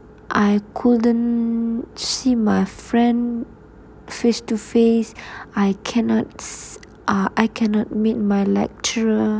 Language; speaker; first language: English; non-native, learner; Malay